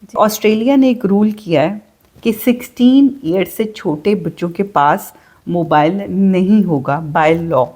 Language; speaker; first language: Urdu; native; Urdu